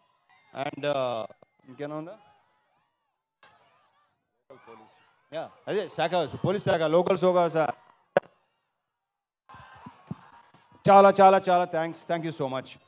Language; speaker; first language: Telugu; native; Telugu